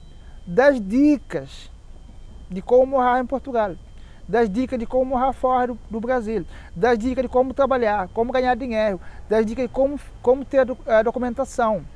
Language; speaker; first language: Portuguese; non-native, local second language; Kabuverdianu